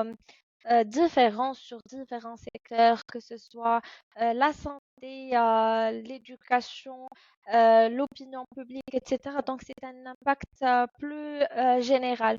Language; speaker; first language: French; non-native, fluent; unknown